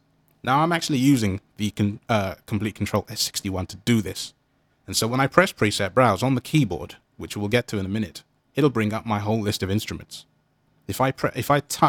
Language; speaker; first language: English; native; English